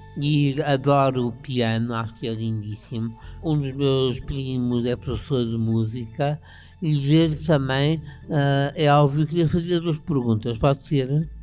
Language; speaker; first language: Portuguese; native; Portuguese